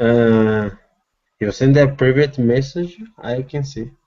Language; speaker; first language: English; non-native, learner; Portuguese